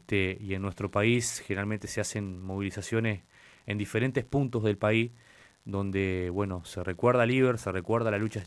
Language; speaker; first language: Spanish; native; Spanish